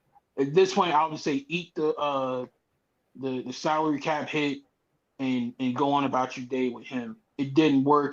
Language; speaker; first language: English; native; English